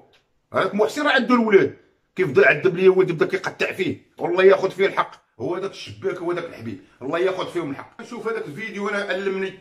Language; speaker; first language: Arabic; native; Arabic